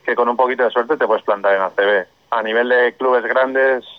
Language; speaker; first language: Spanish; non-native, local second language; Catalan